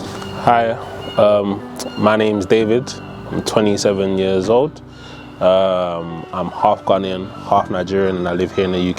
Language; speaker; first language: English; early bilingual, other home language; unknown